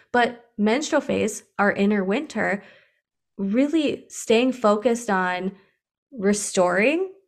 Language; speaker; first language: English; native; English